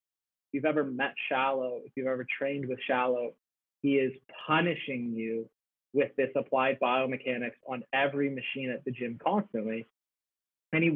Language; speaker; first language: English; native; English